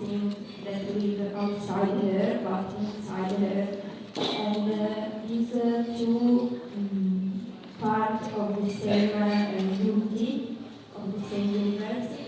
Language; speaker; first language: English; non-native, learner; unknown